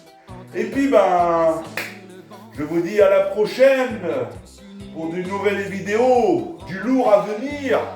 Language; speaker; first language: French; native; French